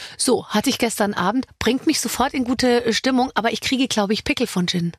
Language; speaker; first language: German; native; German